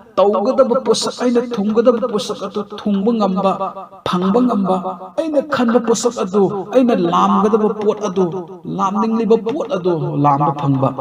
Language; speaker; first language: Manipuri; non-native, local second language; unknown